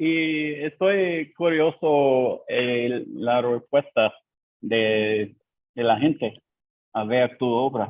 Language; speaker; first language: Spanish; non-native, learner; English